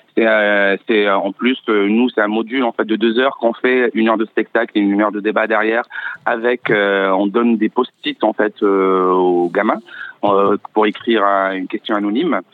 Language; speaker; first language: French; non-native, local second language; Arabic